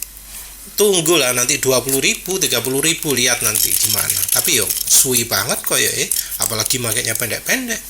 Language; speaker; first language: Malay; non-native, local second language; Javanese